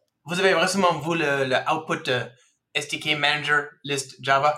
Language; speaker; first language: French; non-native, fluent; English